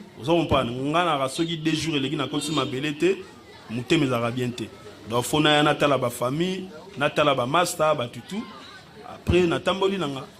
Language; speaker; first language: Lingala; native; Lingala